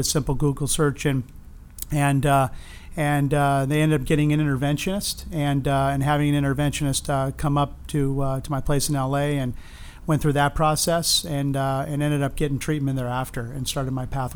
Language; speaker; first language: English; native; English